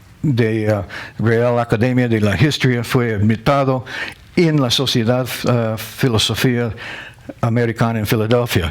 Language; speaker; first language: Spanish; non-native, learner; English